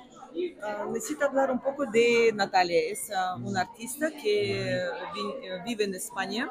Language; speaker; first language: Spanish; non-native, fluent; Russian